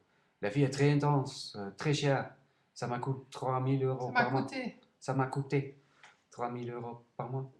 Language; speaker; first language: French; non-native, learner; Dutch